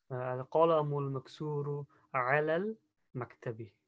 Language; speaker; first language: Arabic; non-native, learner; English